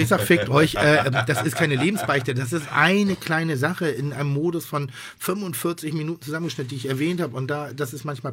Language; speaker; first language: German; native; German